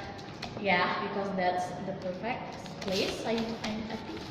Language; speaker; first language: English; non-native, learner; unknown